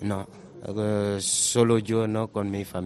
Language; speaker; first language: Spanish; non-native, learner; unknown